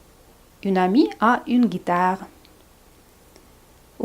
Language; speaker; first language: French; non-native, fluent; Russian